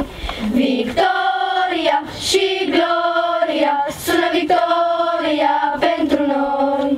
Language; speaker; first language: Romanian; native; Romanian